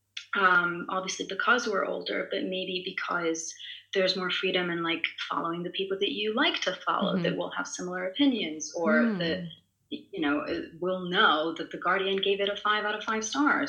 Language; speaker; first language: English; non-native, fluent; Italian